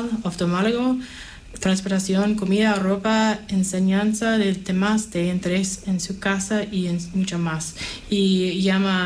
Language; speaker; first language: Spanish; non-native, fluent; English